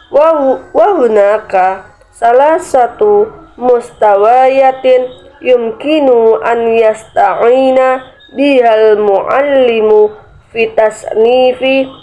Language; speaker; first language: Arabic; non-native, learner; Indonesian